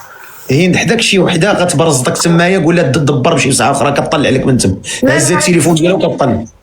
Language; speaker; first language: Arabic; native; Arabic